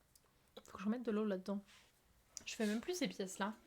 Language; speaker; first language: French; native; French